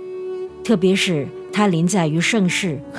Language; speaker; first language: Chinese; native; Chinese